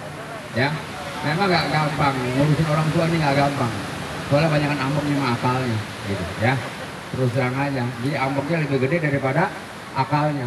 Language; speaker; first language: Indonesian; native; Indonesian